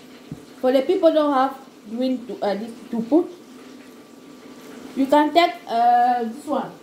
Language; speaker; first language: English; non-native, learner; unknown